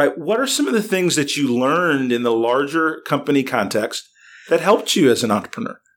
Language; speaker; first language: English; native; English